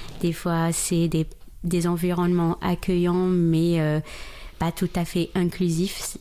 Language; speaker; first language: French; non-native, local second language; Arabic